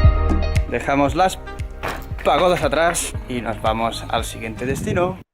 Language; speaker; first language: Spanish; native; Spanish